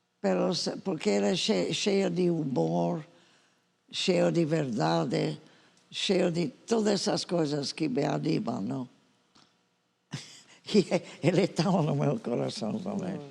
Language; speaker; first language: Portuguese; non-native, fluent; English